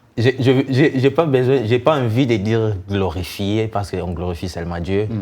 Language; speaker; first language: French; non-native, local second language; Lingala